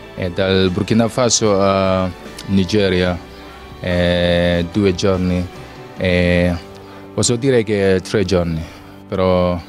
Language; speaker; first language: Italian; non-native, learner; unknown